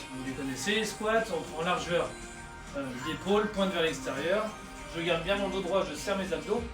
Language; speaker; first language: French; native; French